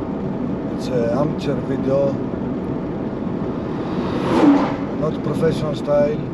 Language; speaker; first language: English; non-native, learner; Greek